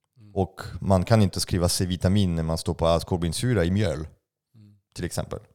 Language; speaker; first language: Swedish; non-native, fluent; French